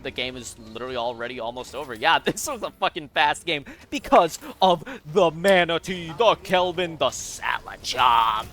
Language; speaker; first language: English; native; English